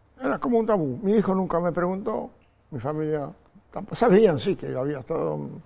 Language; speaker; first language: Spanish; non-native, fluent; Polish